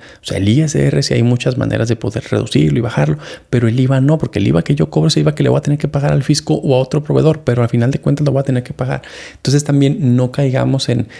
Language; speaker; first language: Spanish; native; Spanish